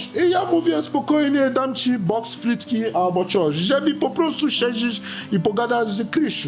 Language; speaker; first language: Polish; non-native, learner; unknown